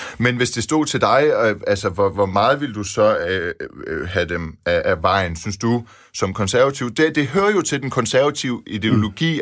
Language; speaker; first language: Danish; early bilingual, other home language; Persian